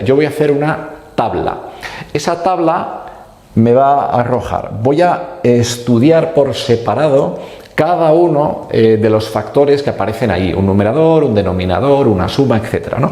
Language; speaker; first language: Spanish; native; Spanish